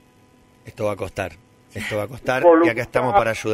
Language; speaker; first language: Spanish; native; Spanish